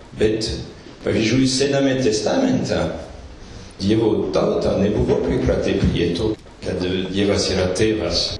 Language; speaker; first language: Lithuanian; non-native, fluent; French